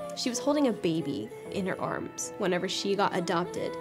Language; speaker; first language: English; native; English